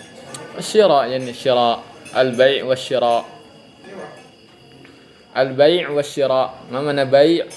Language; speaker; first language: Arabic; non-native, fluent; Indonesian